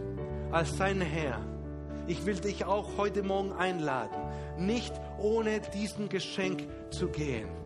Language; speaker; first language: German; non-native, fluent; Spanish